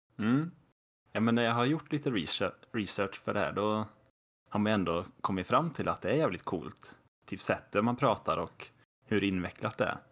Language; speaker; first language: Swedish; native; Swedish